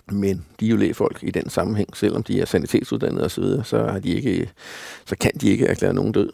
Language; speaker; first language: Danish; native; Danish